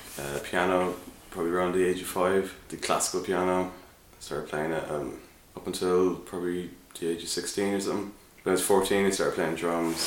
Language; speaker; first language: English; native; English